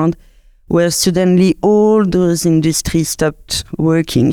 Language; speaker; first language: English; non-native, fluent; French